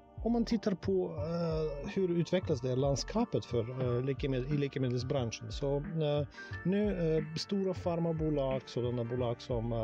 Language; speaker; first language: Swedish; non-native, fluent; Russian